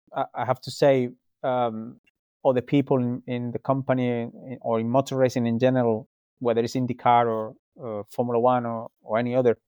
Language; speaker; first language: English; non-native, fluent; Spanish